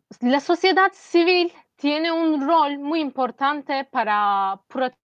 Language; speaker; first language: Spanish; non-native, fluent; Turkish